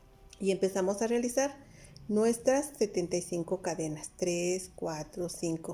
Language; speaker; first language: Spanish; native; Spanish